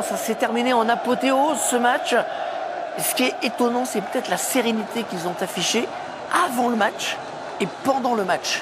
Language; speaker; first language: French; native; French